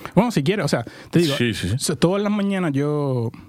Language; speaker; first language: Spanish; native; Spanish